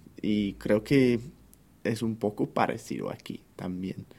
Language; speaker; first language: Spanish; non-native, fluent; English